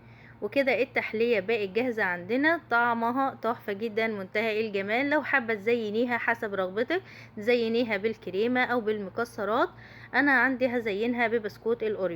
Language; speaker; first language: Arabic; native; Arabic